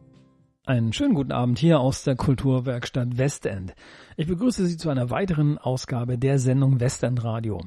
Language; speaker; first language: German; native; German